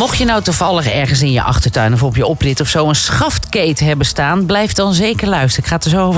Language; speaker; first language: Dutch; native; Dutch